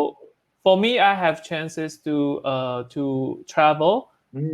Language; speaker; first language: English; non-native, learner; Chinese